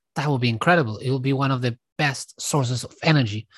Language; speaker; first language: English; non-native, fluent; Spanish